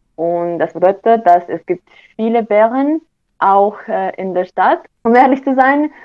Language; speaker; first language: German; non-native, fluent; Romanian